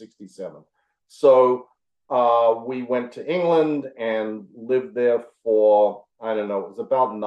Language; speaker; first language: English; native; English